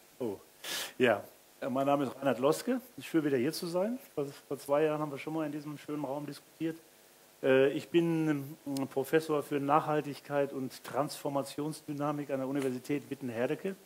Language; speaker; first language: German; native; German